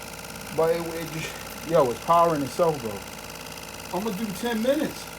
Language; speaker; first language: English; native; English